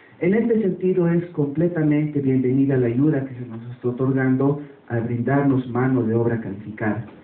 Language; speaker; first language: Spanish; native; Spanish